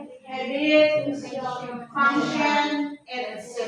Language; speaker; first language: English; non-native, fluent; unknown